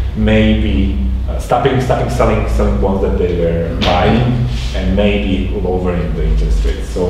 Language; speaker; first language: English; non-native, fluent; Slovak